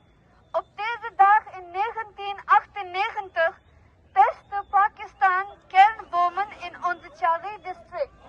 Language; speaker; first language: Dutch; non-native, fluent; Baluchi